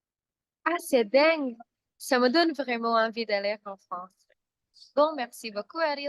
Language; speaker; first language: French; non-native, learner; Indonesian